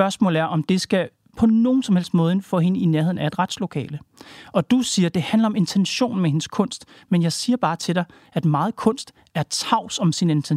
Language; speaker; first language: Danish; native; Danish